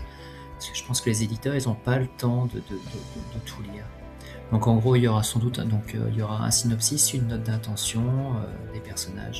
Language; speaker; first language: French; native; French